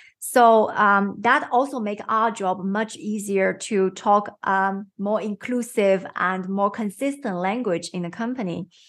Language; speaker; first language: English; non-native, fluent; Chinese